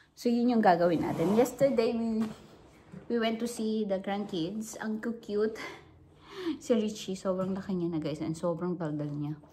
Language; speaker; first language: Filipino; non-native, local second language; Hiligaynon